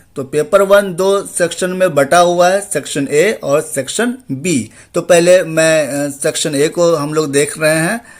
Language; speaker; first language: Urdu; native; Urdu